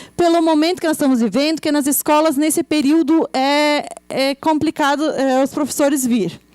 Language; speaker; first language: Portuguese; native; Portuguese